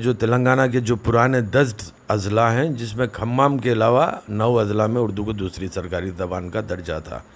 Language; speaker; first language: Urdu; native; Urdu